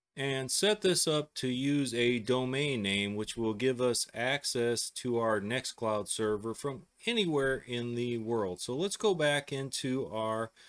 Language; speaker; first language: English; native; English